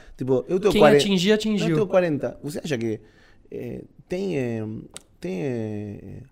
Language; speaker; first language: Portuguese; non-native, learner; Spanish